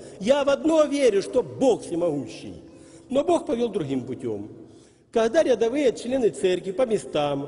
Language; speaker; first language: Russian; native; Russian